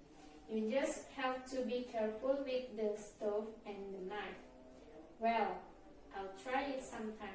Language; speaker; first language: English; non-native, learner; Indonesian